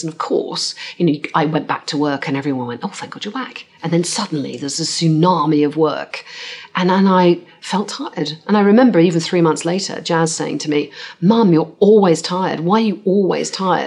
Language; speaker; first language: English; native; English